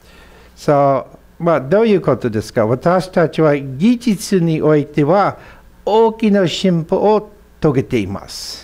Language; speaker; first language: Japanese; non-native, fluent; English